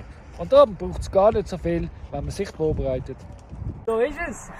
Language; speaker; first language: German; non-native, fluent; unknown